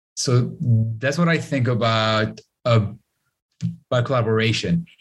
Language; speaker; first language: English; non-native, fluent; Arabic